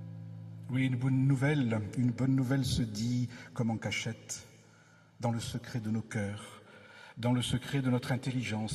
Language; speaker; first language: French; native; French